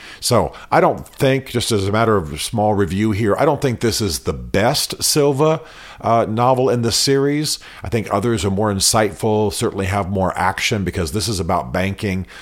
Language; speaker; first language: English; native; English